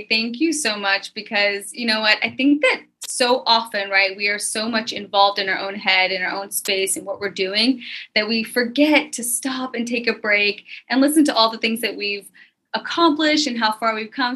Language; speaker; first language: English; native; English